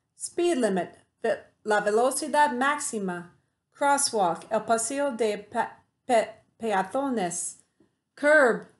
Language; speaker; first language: Spanish; non-native, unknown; English